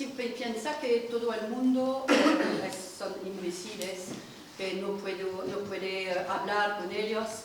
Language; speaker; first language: Spanish; non-native, learner; French